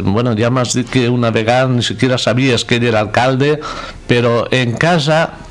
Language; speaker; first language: Spanish; non-native, local second language; Catalan